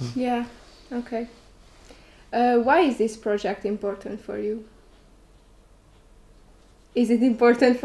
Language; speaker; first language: English; non-native, fluent; Hungarian